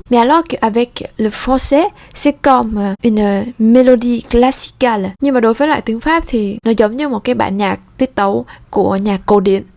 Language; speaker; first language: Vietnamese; native; Vietnamese